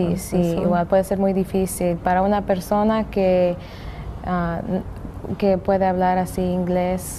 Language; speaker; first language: Spanish; early bilingual, heritage; English